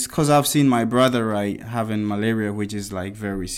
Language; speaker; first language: English; non-native, local second language; Akan